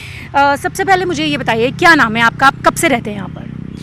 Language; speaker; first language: Hindi; native; Hindi